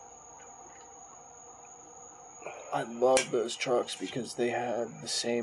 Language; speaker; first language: English; native; English